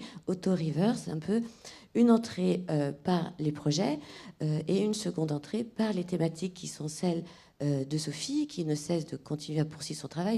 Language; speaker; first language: French; native; French